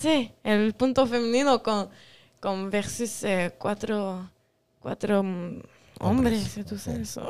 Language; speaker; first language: Spanish; non-native, local second language; French